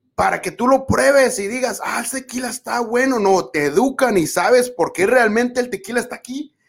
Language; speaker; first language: Spanish; early bilingual, other home language; English